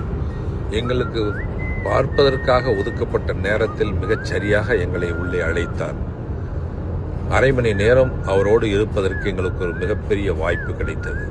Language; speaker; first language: Tamil; native; Tamil